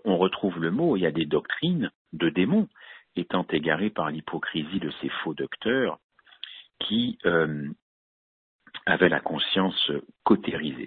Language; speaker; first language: French; native; French